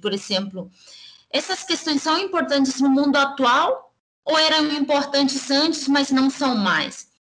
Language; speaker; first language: Portuguese; early bilingual, heritage; Spanish